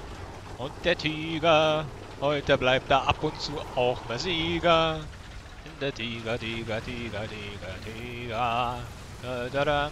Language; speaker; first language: German; native; German